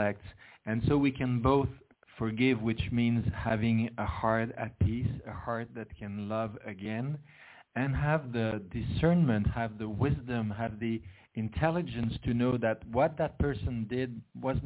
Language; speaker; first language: English; non-native, fluent; French